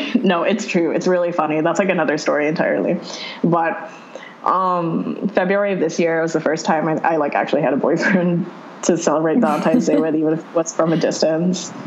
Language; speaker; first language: English; non-native, local second language; Cebuano